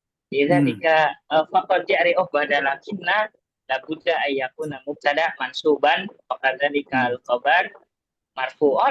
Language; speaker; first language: Arabic; non-native, learner; Indonesian